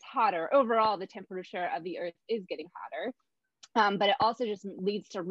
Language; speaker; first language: English; native; English